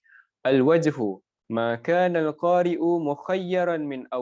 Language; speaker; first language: Arabic; non-native, fluent; Malay